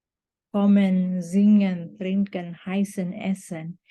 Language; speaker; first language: German; non-native, fluent; Indonesian